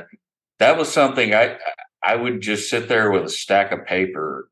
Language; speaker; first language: English; native; English